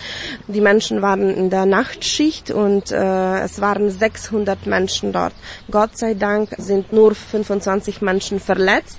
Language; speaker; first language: German; early bilingual, heritage; German